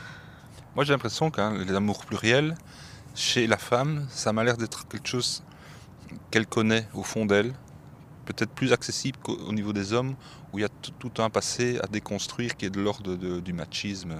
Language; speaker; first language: French; native; French